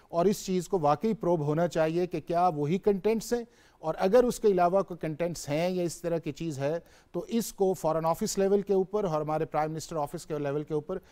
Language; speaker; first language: Hindi; native; Hindi